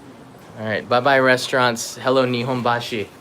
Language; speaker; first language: English; native; English